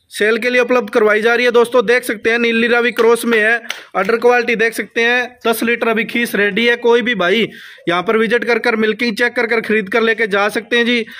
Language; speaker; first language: Hindi; native; Hindi